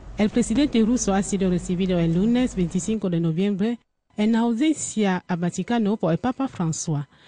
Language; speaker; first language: Spanish; non-native, fluent; French